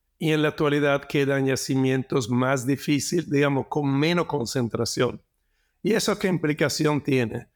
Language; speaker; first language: Spanish; non-native, fluent; Italian